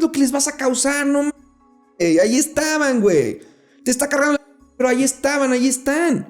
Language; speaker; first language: Spanish; native; Spanish